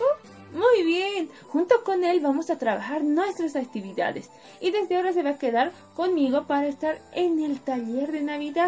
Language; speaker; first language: Spanish; native; Spanish